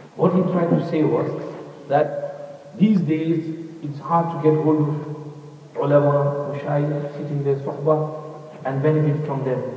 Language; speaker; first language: English; native; English